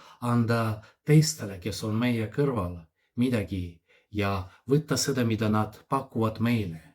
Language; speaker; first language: Estonian; non-native, fluent; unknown